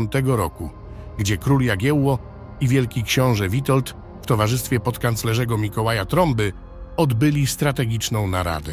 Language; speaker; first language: Polish; native; Polish